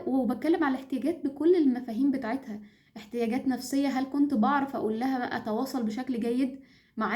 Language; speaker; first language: Arabic; native; Arabic